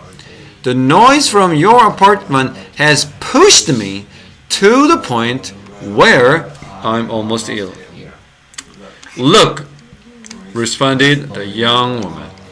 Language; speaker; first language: English; non-native, fluent; Korean